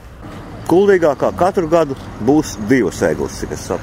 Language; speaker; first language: Latvian; native; Latvian